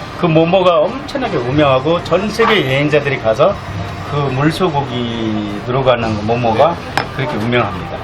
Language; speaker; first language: Korean; non-native, fluent; Nepali